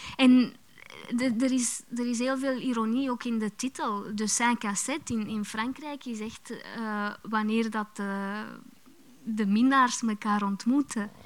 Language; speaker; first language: Dutch; early bilingual, other home language; Romanian